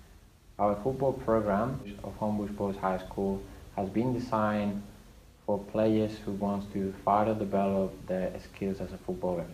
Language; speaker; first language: English; non-native, fluent; Spanish